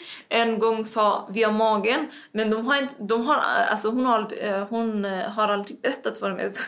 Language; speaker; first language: Swedish; non-native, fluent; Persian